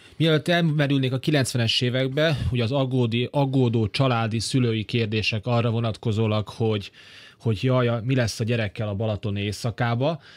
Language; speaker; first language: Hungarian; native; Hungarian